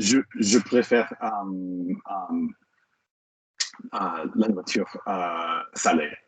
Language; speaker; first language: French; non-native, learner; English